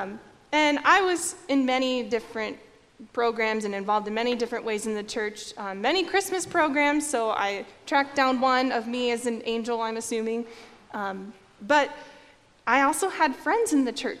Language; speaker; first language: English; native; English